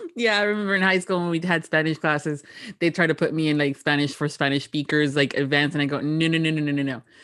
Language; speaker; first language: English; early bilingual, other home language; Spanish